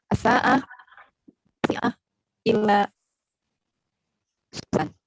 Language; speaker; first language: Arabic; non-native, learner; Indonesian